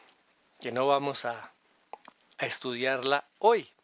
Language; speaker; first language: Spanish; native; Spanish